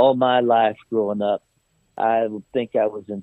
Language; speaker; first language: English; native; English